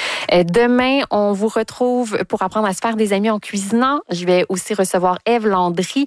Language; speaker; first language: French; native; French